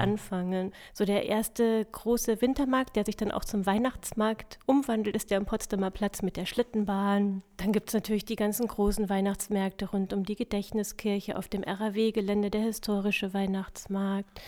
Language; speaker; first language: German; native; German